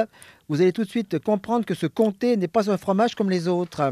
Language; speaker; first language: French; native; French